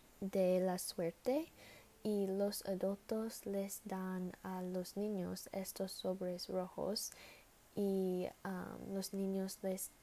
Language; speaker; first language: Spanish; non-native, learner; English